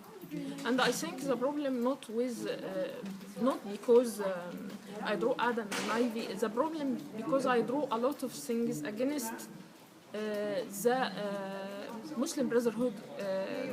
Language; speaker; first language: English; non-native, learner; Arabic